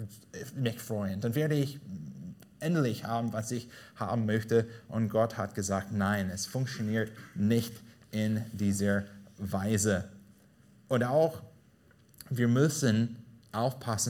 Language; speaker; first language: German; non-native, fluent; English